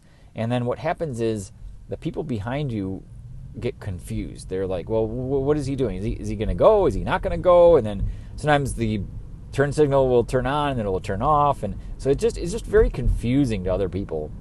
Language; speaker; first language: English; native; English